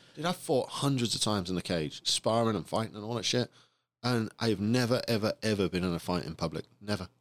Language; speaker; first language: English; native; English